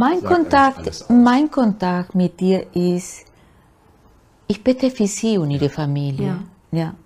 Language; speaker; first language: German; non-native, fluent; Spanish